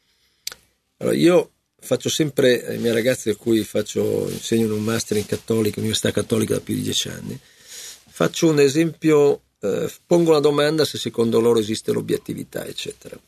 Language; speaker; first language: Italian; native; Italian